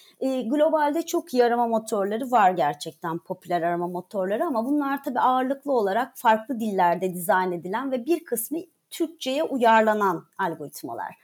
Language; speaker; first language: Turkish; native; Turkish